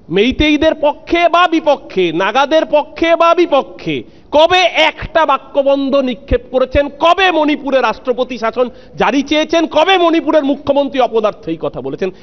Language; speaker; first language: Bangla; native; Bangla